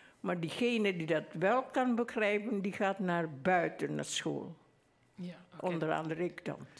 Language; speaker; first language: Dutch; early bilingual, other home language; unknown